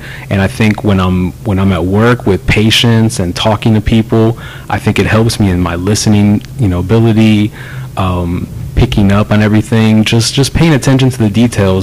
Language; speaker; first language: English; native; English